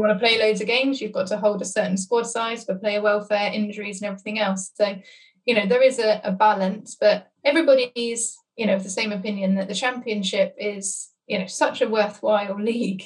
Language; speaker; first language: English; native; English